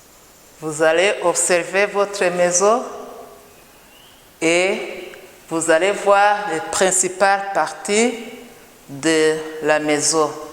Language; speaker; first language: French; non-native, local second language; Kinyarwanda